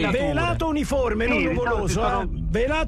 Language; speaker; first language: Italian; native; Italian